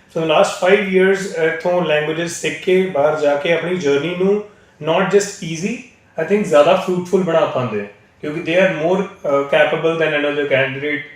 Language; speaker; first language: Hindi; non-native, local second language; Punjabi